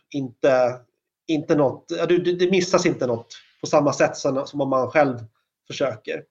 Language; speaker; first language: Swedish; native; Swedish